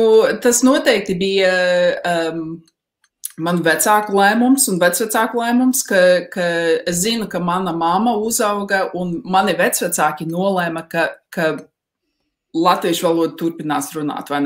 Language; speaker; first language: Latvian; early bilingual, heritage; Latvian